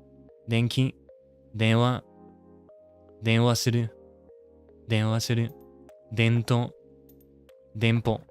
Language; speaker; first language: Japanese; non-native, learner; English